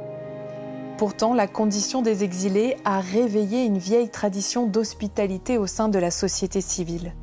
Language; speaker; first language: French; native; French